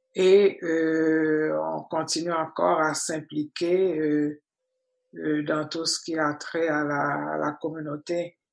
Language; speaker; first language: French; non-native, local second language; Haitian Creole